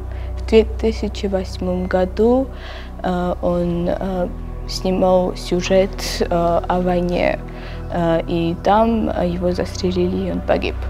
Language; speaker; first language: Russian; non-native, local second language; Georgian